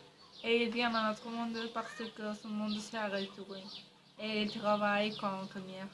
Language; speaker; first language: French; non-native, learner; Spanish